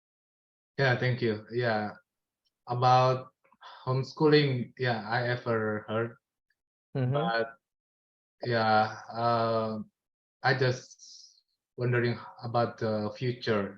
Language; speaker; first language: English; non-native, learner; Indonesian